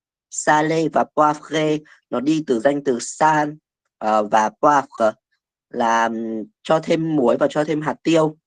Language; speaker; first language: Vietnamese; native; Vietnamese